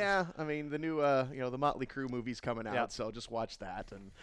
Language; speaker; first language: English; native; English